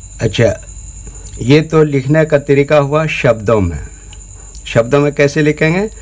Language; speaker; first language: Hindi; native; Hindi